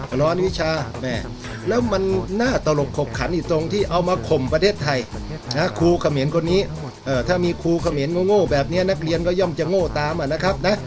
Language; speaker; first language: Thai; native; Thai